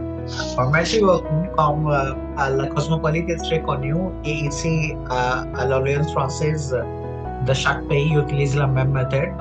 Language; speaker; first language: French; non-native, fluent; Punjabi